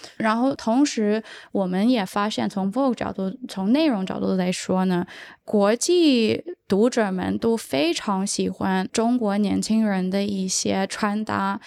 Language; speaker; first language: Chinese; early bilingual, heritage; Chinese